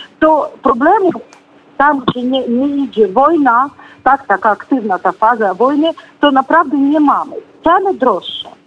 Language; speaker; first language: Polish; non-native, fluent; Ukrainian